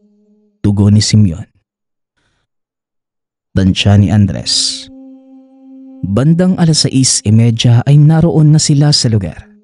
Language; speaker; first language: Filipino; native; Filipino